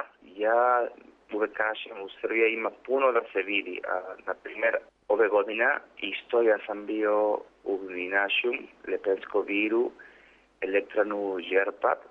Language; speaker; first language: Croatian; early bilingual, heritage; Spanish